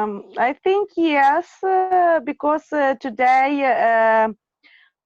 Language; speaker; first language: English; non-native, learner; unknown